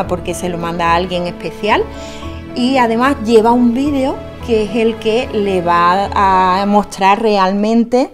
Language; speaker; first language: Spanish; native; Spanish